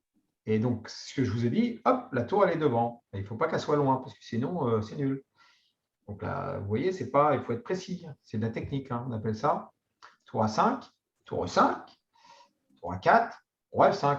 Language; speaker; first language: French; native; French